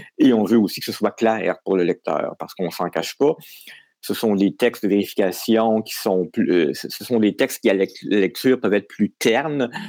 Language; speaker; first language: French; native; French